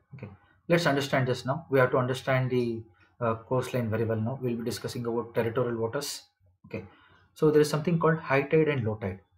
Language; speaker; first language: English; non-native, local second language; Kannada